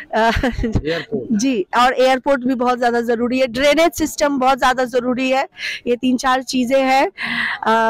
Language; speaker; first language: Hindi; native; Hindi